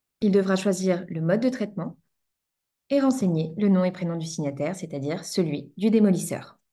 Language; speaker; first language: French; native; French